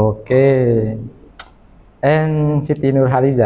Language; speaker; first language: English; non-native, learner; Indonesian